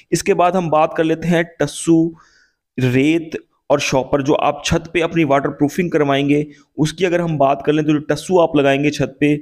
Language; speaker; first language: Urdu; native; Urdu